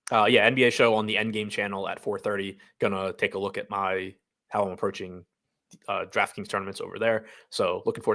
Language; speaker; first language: English; native; English